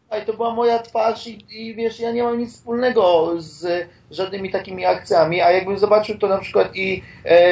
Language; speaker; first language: Polish; native; Polish